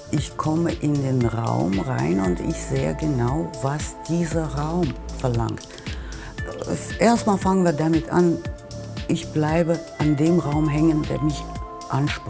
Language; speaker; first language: German; non-native, fluent; Russian